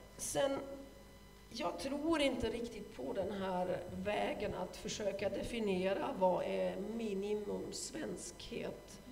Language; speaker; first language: Swedish; non-native, fluent; German